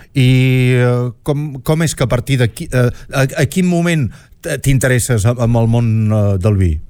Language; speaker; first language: Catalan; native; Catalan